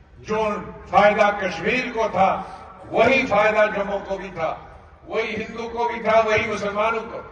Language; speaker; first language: Urdu; non-native, local second language; Kashmiri